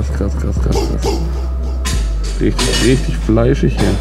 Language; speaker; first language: German; native; German